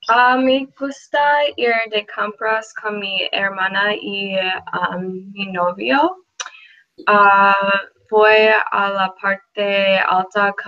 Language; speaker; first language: Spanish; non-native, learner; English